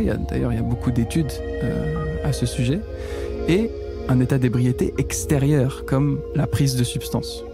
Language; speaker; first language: French; native; French